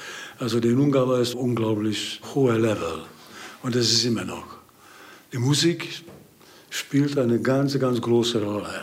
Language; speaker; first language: German; non-native, learner; Hungarian